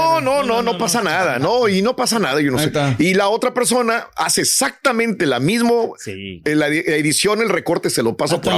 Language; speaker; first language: Spanish; native; Spanish